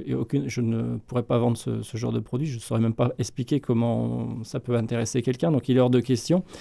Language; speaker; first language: French; native; French